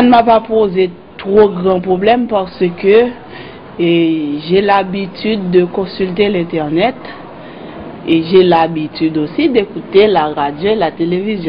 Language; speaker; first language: French; non-native, local second language; Haitian Creole